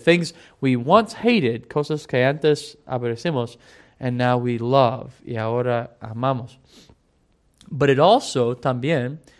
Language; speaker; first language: Spanish; non-native, fluent; English